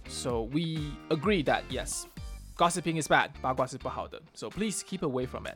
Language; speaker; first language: English; early bilingual, other home language; Chinese